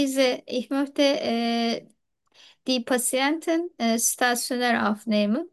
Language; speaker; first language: German; non-native, learner; Turkish